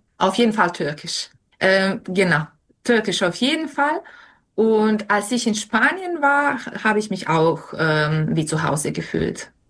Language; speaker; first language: German; non-native, fluent; Serbian